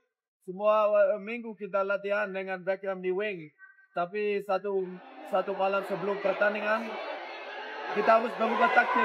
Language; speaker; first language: Indonesian; non-native, fluent; Dutch